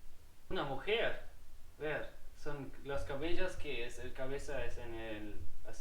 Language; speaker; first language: Spanish; non-native, learner; German